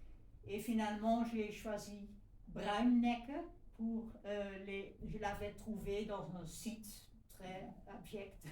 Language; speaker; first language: French; non-native, fluent; Dutch